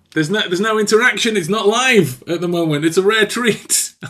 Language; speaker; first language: English; native; English